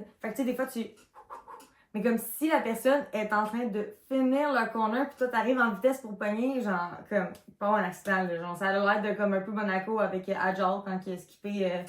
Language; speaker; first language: French; native; French